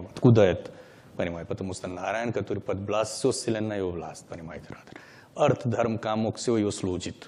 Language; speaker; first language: Russian; non-native, learner; Hindi